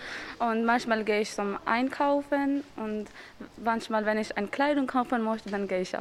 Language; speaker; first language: German; non-native, learner; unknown